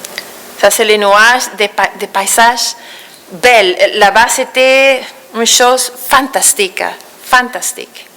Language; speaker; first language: French; non-native, fluent; Spanish